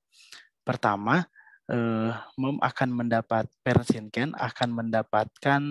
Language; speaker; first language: Malay; native; Malay